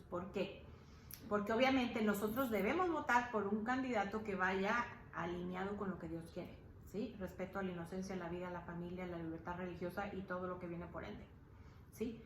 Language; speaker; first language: Spanish; native; Spanish